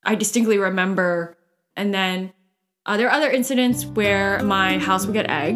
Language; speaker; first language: English; early bilingual, other home language; Cantonese